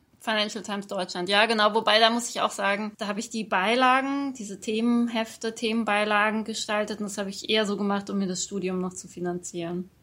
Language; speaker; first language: German; early bilingual, other home language; Persian